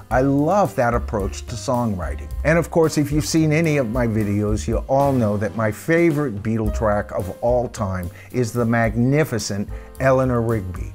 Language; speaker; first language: English; native; English